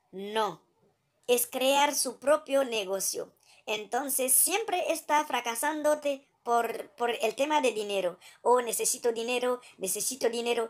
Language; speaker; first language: Spanish; non-native, fluent; Haitian Creole